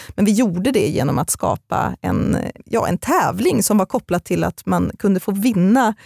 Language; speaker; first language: Swedish; native; Swedish